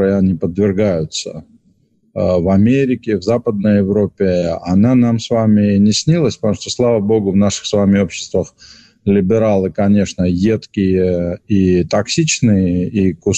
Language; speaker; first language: Russian; non-native, local second language; Georgian